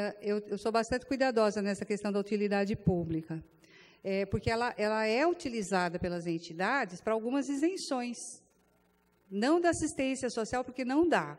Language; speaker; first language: Portuguese; native; Portuguese